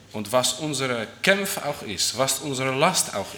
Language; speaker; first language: German; non-native, fluent; Dutch